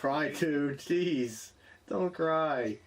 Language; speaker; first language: English; native; English